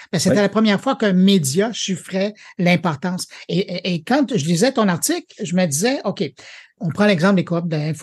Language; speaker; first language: French; native; French